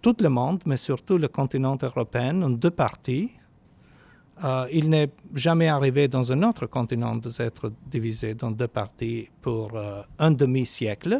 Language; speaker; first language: French; non-native, fluent; Albanian